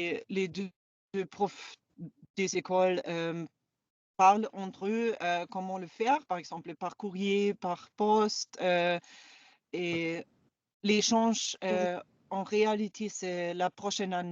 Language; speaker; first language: French; non-native, fluent; German